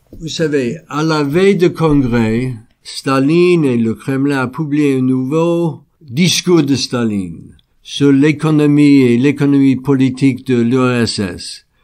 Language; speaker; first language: French; non-native, fluent; English